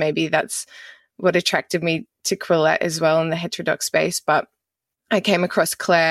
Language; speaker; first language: English; native; English